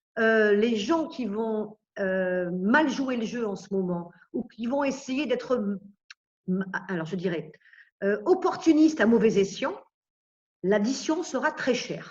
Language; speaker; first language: French; native; French